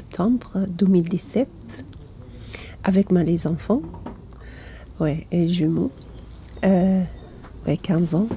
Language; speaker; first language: French; non-native, learner; Kurdish